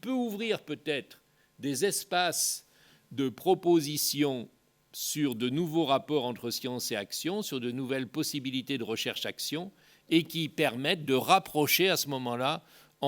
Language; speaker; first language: French; native; French